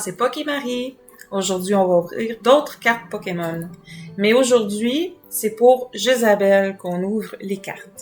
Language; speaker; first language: French; native; French